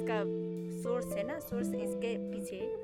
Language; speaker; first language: Hindi; non-native, local second language; Nepali